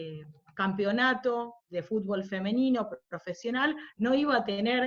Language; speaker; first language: Spanish; native; Spanish